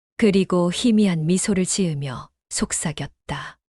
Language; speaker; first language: Korean; native; Korean